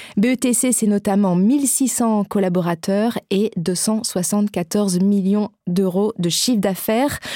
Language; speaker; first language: French; native; French